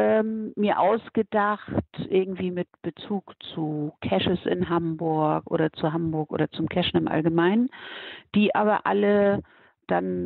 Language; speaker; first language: German; native; German